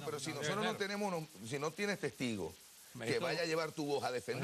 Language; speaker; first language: Spanish; native; Spanish